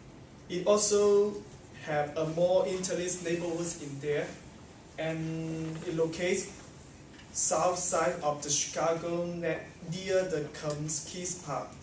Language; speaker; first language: English; non-native, learner; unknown